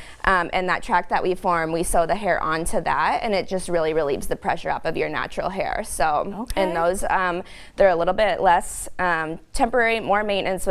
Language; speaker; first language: English; native; English